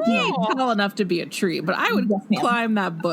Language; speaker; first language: English; native; English